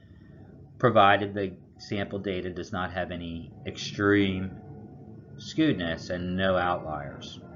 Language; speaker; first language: English; native; English